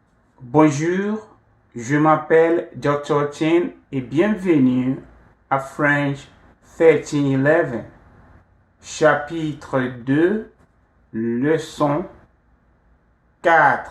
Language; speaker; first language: French; non-native, fluent; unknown